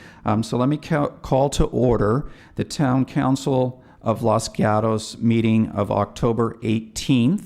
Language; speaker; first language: English; native; English